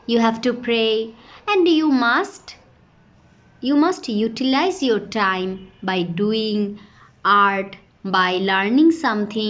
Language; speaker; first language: English; non-native, fluent; Bangla